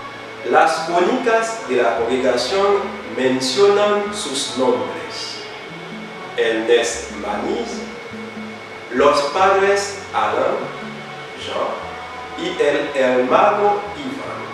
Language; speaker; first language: Spanish; non-native, fluent; Haitian Creole